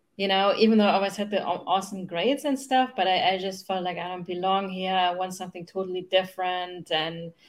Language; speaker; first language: English; non-native, fluent; German